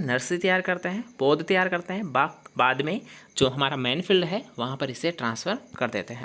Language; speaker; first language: Hindi; native; Hindi